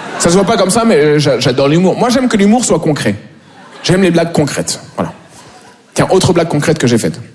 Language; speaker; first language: French; native; French